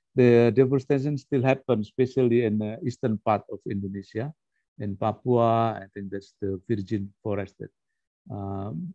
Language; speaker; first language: English; non-native, fluent; Indonesian